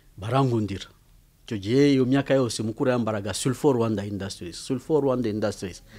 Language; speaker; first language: Kinyarwanda; early bilingual, heritage; Kinyarwanda